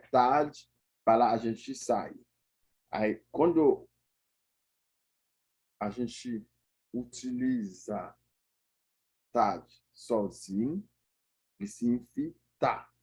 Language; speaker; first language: Portuguese; non-native, learner; Haitian Creole